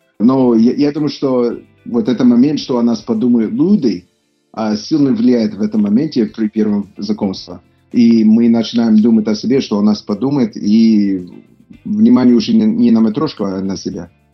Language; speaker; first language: Russian; non-native, fluent; English